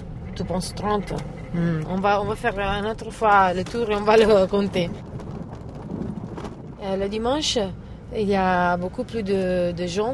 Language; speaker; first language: French; non-native, fluent; Italian